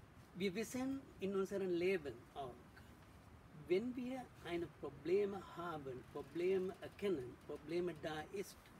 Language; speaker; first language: German; non-native, learner; Sinhala